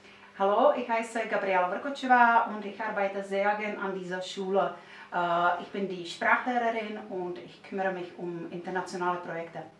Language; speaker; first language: German; non-native, fluent; Czech